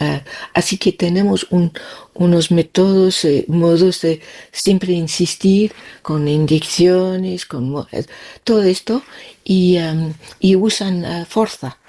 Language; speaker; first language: Spanish; non-native, learner; Danish